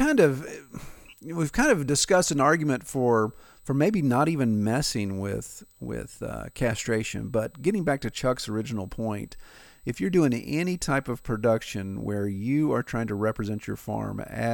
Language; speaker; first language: English; native; English